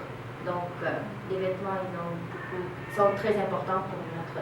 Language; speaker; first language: French; non-native, learner; English